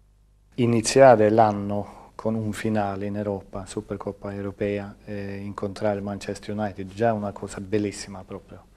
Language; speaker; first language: Italian; non-native, fluent; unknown